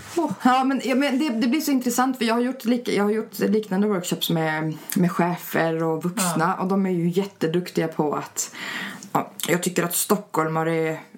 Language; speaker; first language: Swedish; early bilingual, other home language; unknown